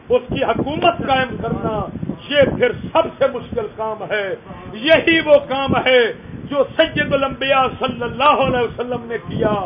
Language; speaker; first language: Urdu; non-native, local second language; Punjabi